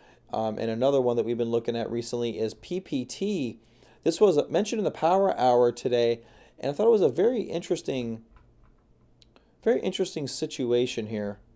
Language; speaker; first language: English; native; English